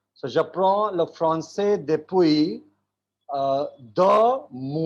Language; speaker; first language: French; non-native, learner; Hindi